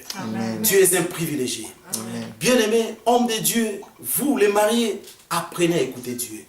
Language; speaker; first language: French; non-native, local second language; Lingala